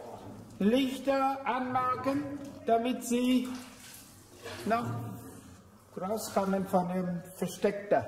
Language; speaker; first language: German; non-native, fluent; Vietnamese